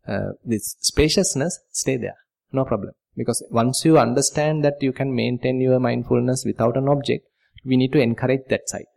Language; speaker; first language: English; non-native, local second language; Sinhala